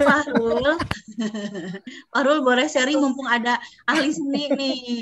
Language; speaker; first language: Indonesian; native; Indonesian